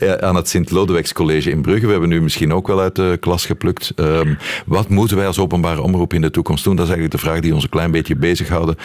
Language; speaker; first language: Dutch; native; Dutch